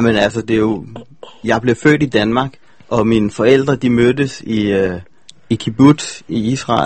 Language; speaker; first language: Danish; native; Danish